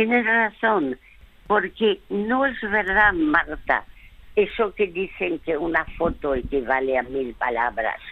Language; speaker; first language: Spanish; early bilingual, other home language; French